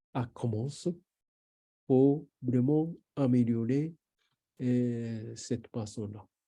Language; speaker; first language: French; non-native, learner; Japanese